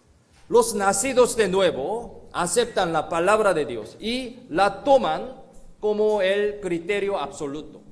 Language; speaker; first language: Spanish; non-native, learner; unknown